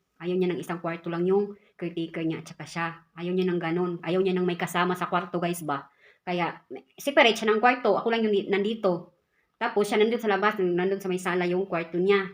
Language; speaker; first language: Filipino; non-native, local second language; Cebuano